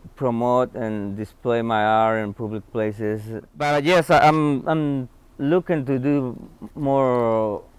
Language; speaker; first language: English; non-native, fluent; Spanish